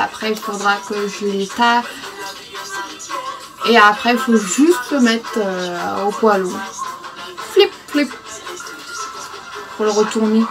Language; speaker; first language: French; non-native, local second language; Morisyen